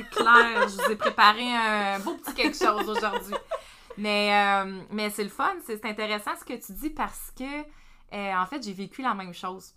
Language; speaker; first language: French; native; French